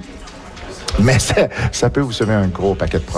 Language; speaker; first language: French; native; French